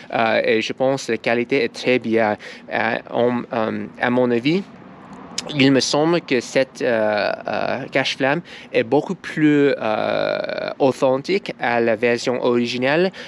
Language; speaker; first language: French; non-native, learner; English